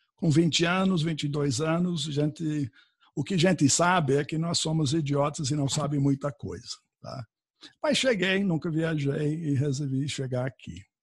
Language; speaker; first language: Portuguese; non-native, fluent; English